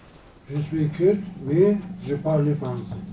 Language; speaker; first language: French; non-native, learner; Kurdish